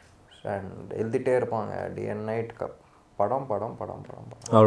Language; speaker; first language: Tamil; non-native, local second language; Telugu